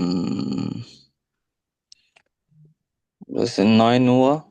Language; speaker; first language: German; non-native, learner; Bangla